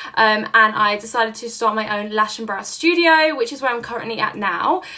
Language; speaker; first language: English; native; English